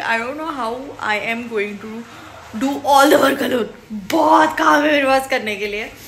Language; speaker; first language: Hindi; non-native, local second language; Marathi